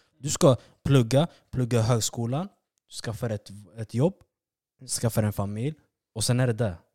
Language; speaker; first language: Swedish; early bilingual, other home language; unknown